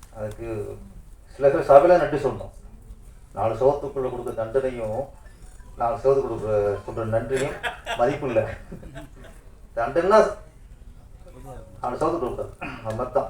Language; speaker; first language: Tamil; native; Tamil